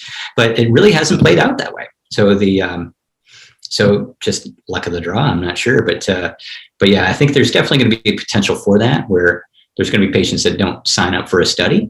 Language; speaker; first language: English; native; English